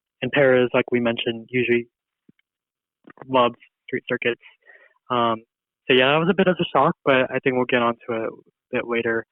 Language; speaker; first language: English; native; English